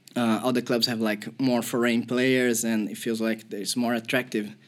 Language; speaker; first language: English; non-native, fluent; Portuguese